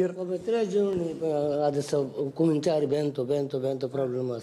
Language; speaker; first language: Italian; non-native, learner; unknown